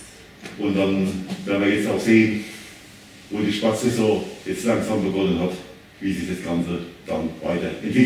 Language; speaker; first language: German; native; German